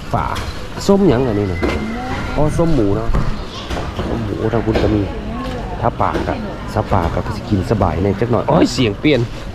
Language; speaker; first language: Thai; native; Thai